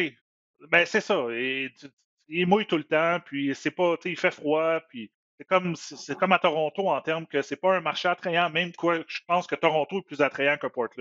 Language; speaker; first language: French; native; French